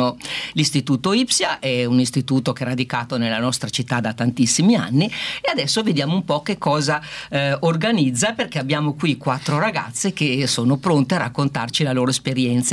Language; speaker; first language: Italian; native; Italian